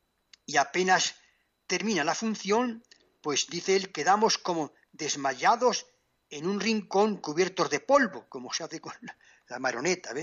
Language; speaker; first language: Spanish; native; Spanish